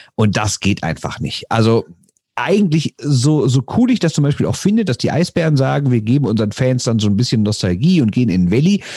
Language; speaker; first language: German; native; German